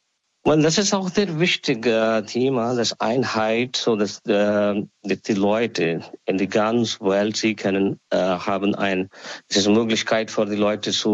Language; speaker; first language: German; non-native, learner; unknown